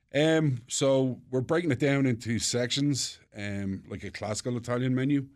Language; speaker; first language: English; native; English